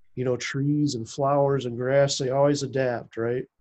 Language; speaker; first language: English; native; English